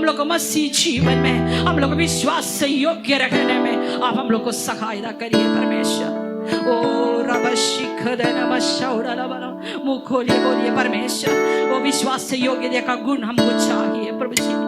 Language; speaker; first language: Hindi; non-native, local second language; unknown